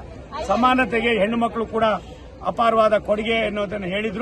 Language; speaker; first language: Kannada; native; Kannada